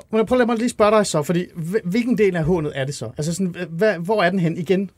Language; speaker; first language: Danish; early bilingual, other home language; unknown